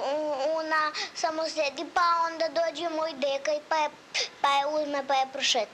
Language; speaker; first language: Serbian; native; Serbian